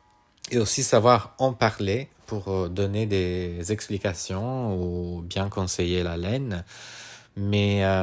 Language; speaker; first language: French; non-native, fluent; Italian